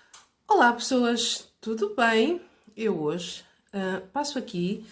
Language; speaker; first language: Portuguese; native; Portuguese